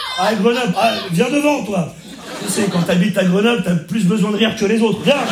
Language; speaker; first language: French; native; French